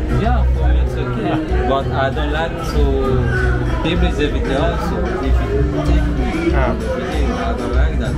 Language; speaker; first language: English; non-native, learner; Haitian Creole